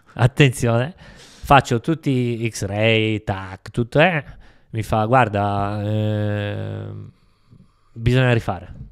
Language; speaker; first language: Italian; non-native, fluent; Polish